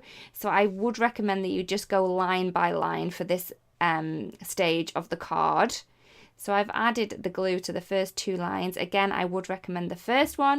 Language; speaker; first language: English; native; English